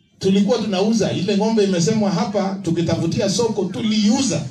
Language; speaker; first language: Swahili; non-native, local second language; Kalenjin